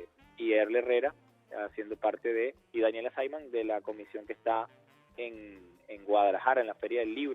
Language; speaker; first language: Spanish; native; Spanish